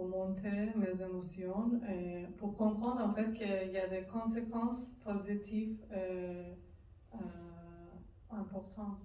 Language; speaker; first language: French; non-native, learner; Persian